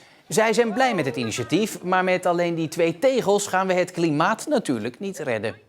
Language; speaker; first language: Dutch; native; Dutch